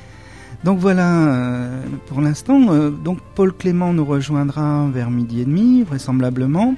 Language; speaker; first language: French; native; French